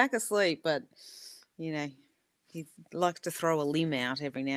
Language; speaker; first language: English; native; English